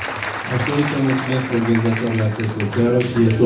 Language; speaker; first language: Romanian; non-native, fluent; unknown